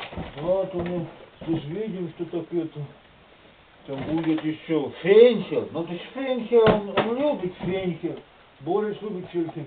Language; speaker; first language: Russian; non-native, learner; Czech